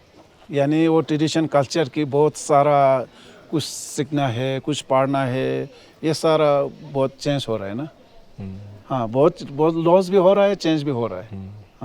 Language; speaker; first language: Hindi; non-native, local second language; Ladakhi